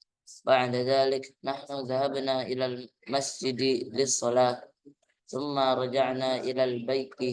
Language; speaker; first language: Arabic; non-native, learner; Indonesian